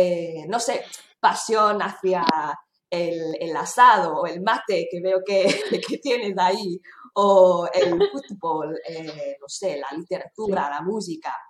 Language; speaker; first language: Spanish; non-native, fluent; English